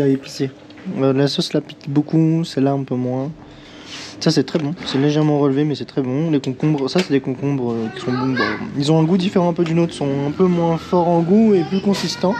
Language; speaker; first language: French; native; French